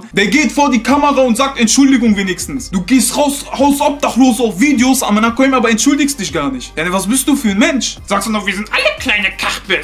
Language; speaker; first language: German; native; German